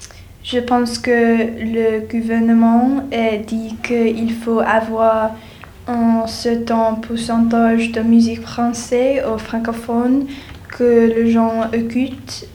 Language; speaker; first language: French; non-native, learner; English